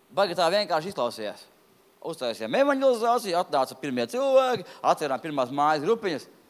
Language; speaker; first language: Latvian; non-native, local second language; Russian